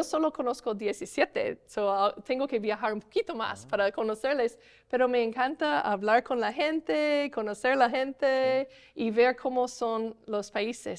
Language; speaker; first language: Spanish; non-native, learner; English